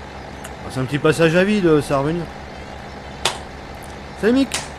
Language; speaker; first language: French; native; French